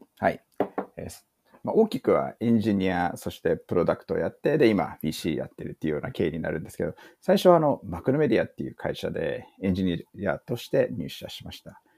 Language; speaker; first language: Japanese; early bilingual, heritage; English